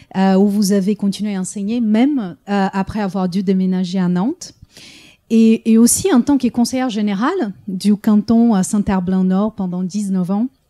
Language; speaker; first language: French; early bilingual, heritage; French